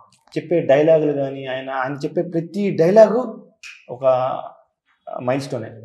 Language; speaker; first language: Telugu; native; Telugu